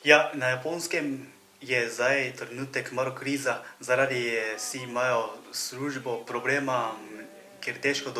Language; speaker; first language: Slovenian; non-native, learner; Japanese